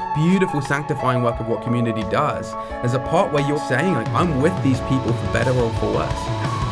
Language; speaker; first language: English; native; English